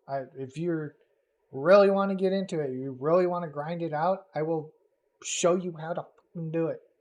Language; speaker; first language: English; native; English